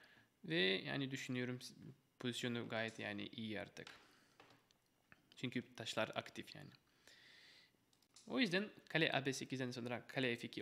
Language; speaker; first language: Turkish; non-native, fluent; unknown